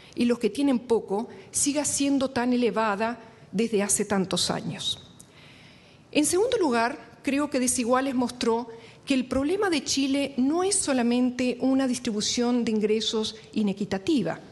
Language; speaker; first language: Spanish; native; Spanish